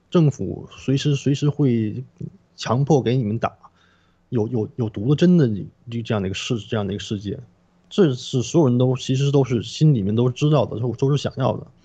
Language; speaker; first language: Chinese; non-native, local second language; Korean